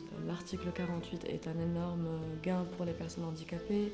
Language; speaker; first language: French; non-native, local second language; Arabic